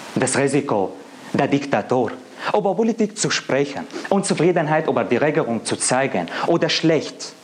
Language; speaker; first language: German; non-native, fluent; Arabic